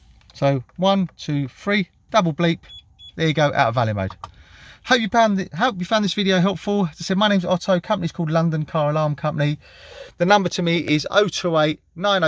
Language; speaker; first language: English; native; English